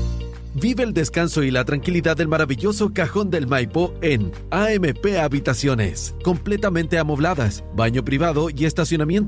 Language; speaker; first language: Spanish; native; Spanish